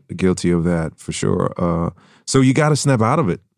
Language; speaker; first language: English; non-native, fluent; German